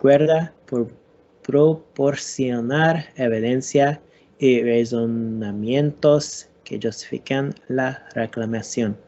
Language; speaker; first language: Spanish; non-native, learner; English